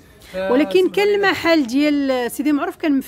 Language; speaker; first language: Arabic; native; Arabic